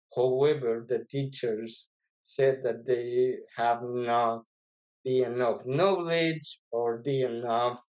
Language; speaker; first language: English; non-native, fluent; Spanish